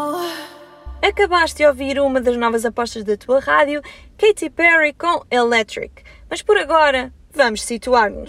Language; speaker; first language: Portuguese; native; Portuguese